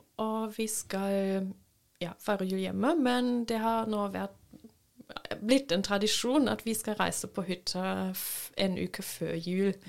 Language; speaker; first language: Norwegian; non-native, fluent; German